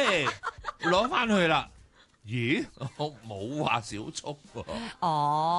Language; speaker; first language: Cantonese; native; Cantonese